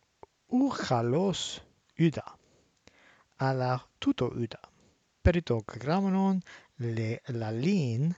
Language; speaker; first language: Greek; non-native, learner; English